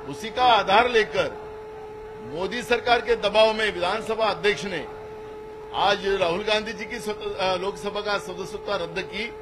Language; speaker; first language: Hindi; non-native, local second language; Marathi